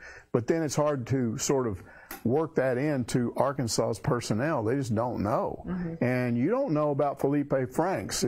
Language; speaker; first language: English; native; English